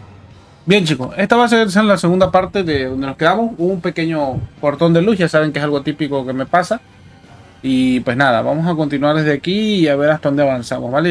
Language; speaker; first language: Spanish; native; Spanish